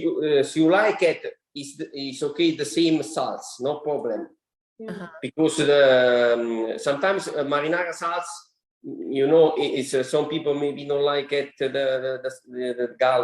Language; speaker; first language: English; non-native, learner; Italian